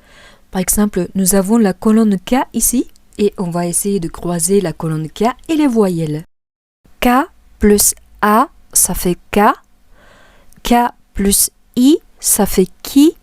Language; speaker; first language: French; non-native, fluent; Japanese